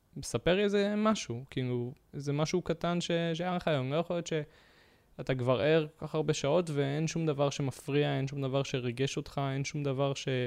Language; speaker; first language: Hebrew; native; Hebrew